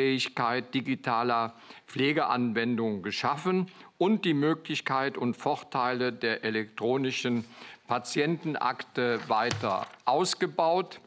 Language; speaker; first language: German; native; German